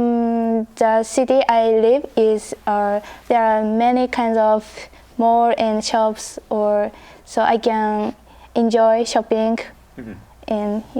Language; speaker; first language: English; non-native, learner; Japanese